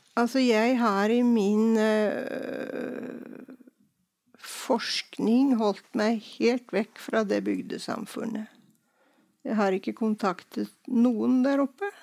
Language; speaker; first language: Norwegian; native; Norwegian